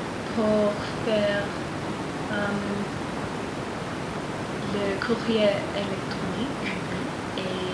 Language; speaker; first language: French; non-native, learner; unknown